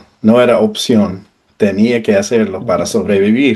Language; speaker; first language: Spanish; non-native, fluent; English